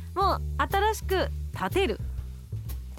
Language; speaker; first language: Japanese; native; Japanese